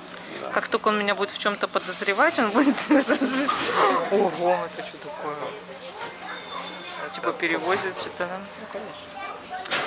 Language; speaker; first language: Russian; native; Russian